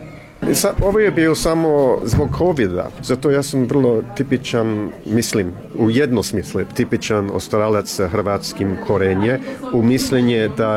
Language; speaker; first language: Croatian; early bilingual, heritage; English